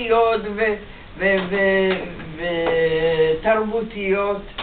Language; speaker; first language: Hebrew; non-native, fluent; Yiddish